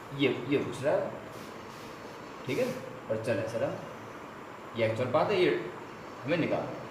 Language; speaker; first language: Hindi; native; Hindi